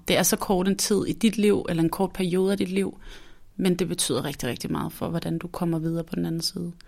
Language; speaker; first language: Danish; native; Danish